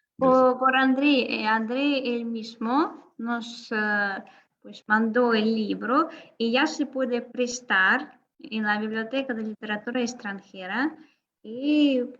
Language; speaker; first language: Spanish; non-native, fluent; Russian